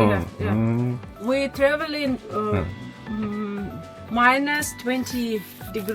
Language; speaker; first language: English; non-native, learner; Russian